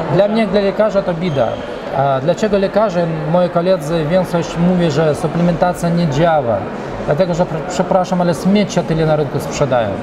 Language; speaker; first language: Polish; early bilingual, heritage; Russian